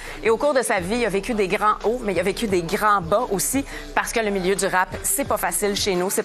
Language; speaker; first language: French; native; French